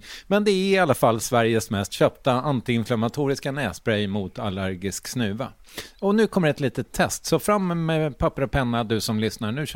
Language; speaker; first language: Swedish; native; Swedish